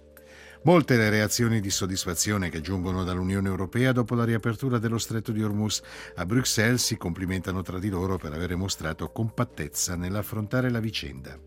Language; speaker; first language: Italian; native; Italian